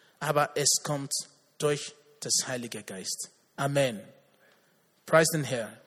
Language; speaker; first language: German; non-native, learner; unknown